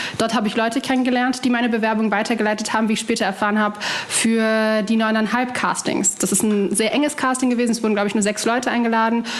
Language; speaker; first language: German; early bilingual, other home language; Arabic